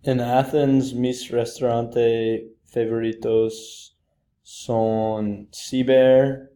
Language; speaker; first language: Spanish; non-native, learner; English